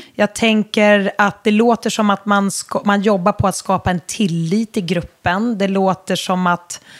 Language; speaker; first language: Swedish; native; Swedish